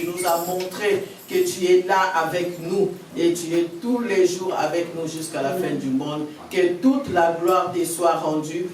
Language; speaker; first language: French; non-native, local second language; Lingala